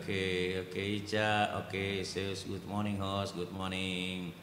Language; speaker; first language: English; non-native, learner; Indonesian